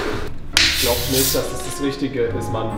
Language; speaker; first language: German; native; German